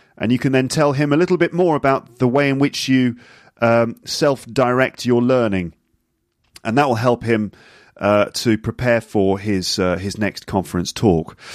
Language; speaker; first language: English; native; English